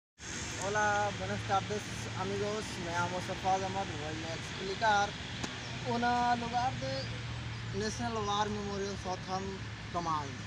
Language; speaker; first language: Spanish; non-native, learner; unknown